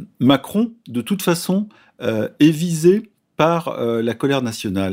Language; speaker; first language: French; native; French